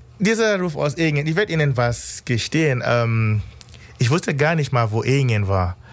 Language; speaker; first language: German; non-native, fluent; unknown